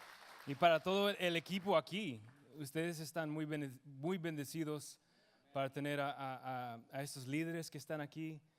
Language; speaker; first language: Spanish; early bilingual, heritage; English